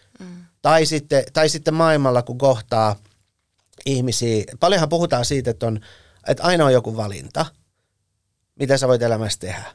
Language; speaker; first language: Finnish; early bilingual, other home language; Persian